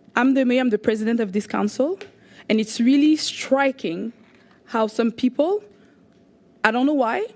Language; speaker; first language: English; non-native, local second language; French